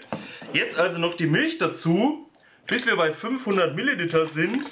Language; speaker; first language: German; native; German